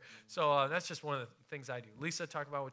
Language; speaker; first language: English; native; English